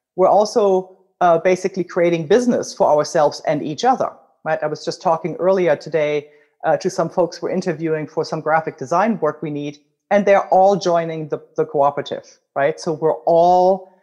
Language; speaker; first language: English; non-native, fluent; German